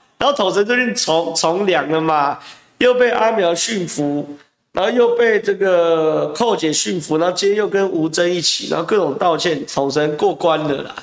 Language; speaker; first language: Chinese; native; Chinese